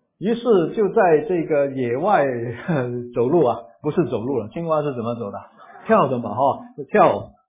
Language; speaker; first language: Chinese; non-native, local second language; Cantonese